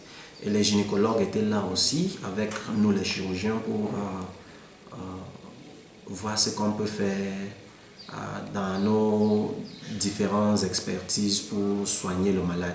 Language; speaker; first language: French; non-native, local second language; English